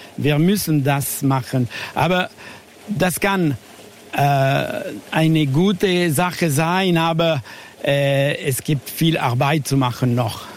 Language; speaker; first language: German; non-native, local second language; French